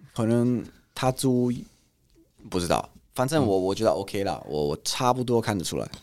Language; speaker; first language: Chinese; non-native, fluent; Italian